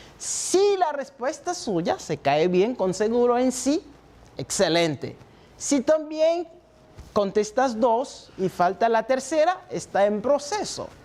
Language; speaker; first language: Spanish; non-native, fluent; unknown